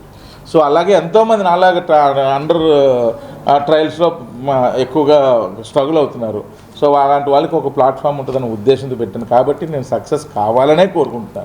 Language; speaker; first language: Telugu; native; Telugu